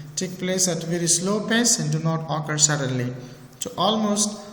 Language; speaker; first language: English; non-native, fluent; Persian